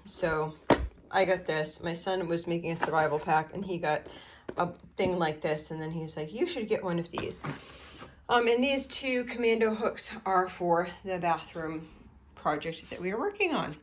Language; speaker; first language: English; native; English